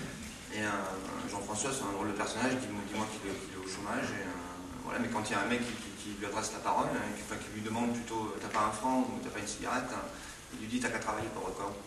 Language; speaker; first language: French; native; French